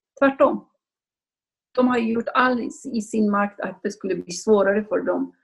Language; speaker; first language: Swedish; non-native, fluent; Kurdish